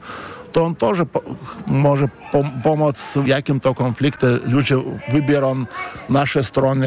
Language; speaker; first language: Polish; non-native, fluent; Lithuanian